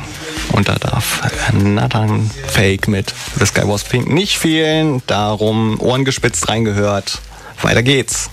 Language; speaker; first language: German; native; German